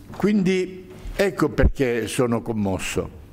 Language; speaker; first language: Italian; native; Italian